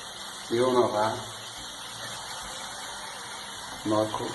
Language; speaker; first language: French; non-native, learner; Portuguese